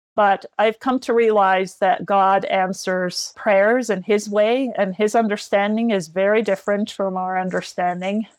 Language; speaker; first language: English; non-native, fluent; Arabic